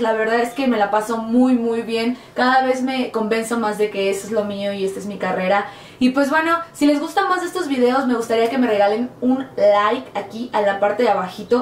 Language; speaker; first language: Spanish; native; Spanish